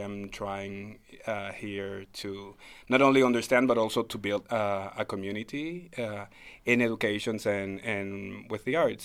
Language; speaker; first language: English; non-native, fluent; Spanish